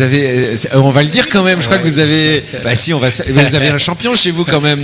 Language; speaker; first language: French; native; French